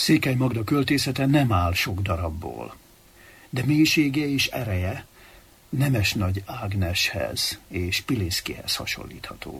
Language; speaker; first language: Hungarian; native; Hungarian